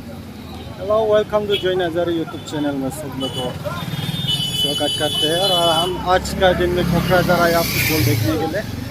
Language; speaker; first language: Hindi; non-native, local second language; Bodo